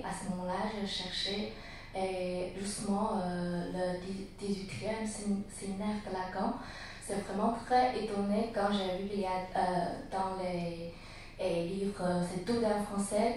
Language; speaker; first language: French; non-native, learner; Chinese